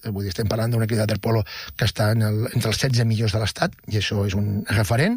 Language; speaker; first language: Catalan; native; Catalan